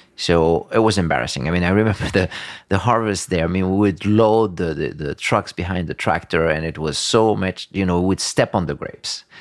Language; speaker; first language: English; early bilingual, other home language; French